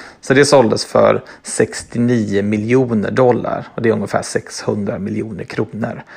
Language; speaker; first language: Swedish; native; Swedish